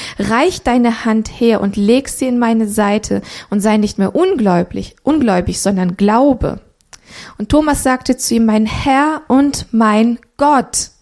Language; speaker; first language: German; early bilingual, other home language; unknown